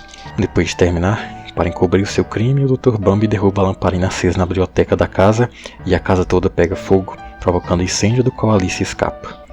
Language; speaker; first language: Portuguese; native; Portuguese